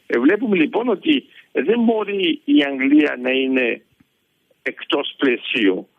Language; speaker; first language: Greek; early bilingual, heritage; Greek